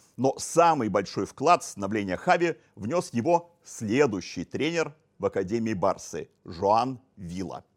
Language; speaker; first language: Russian; native; Russian